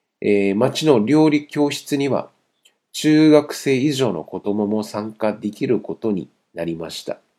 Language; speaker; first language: Japanese; non-native, fluent; Chinese